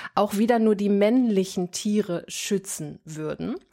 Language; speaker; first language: German; native; German